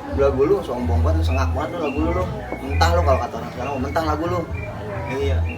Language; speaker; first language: Indonesian; native; Indonesian